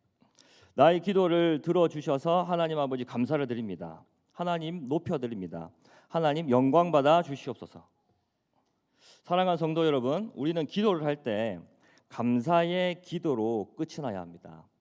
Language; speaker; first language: Korean; native; Korean